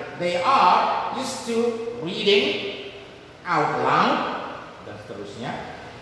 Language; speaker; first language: English; non-native, fluent; Indonesian